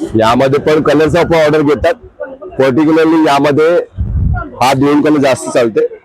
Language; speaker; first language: Marathi; non-native, local second language; Gujarati